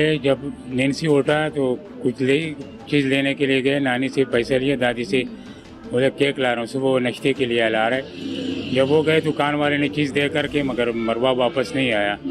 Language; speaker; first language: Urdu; non-native, local second language; Pashto